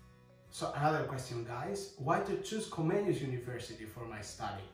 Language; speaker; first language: English; non-native, fluent; Greek